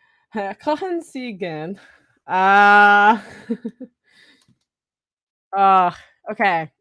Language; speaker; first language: German; non-native, learner; English